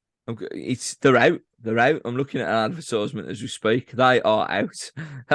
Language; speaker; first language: English; native; English